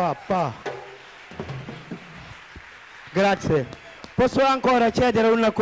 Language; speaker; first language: Italian; non-native, fluent; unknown